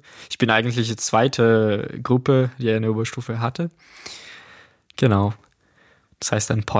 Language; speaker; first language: German; non-native, fluent; Portuguese